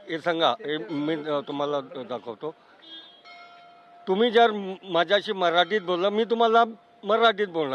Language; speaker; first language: Marathi; non-native, learner; Hindi